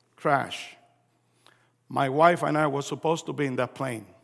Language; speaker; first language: English; early bilingual, other home language; Spanish